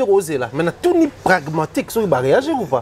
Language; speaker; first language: French; non-native, local second language; Lingala